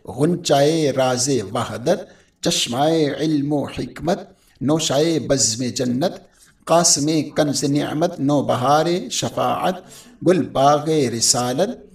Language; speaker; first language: Urdu; native; Urdu